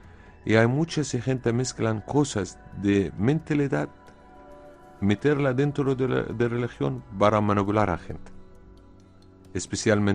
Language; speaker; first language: Spanish; non-native, fluent; Arabic